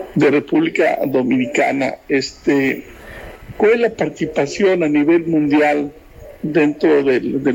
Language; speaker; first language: Spanish; native; Spanish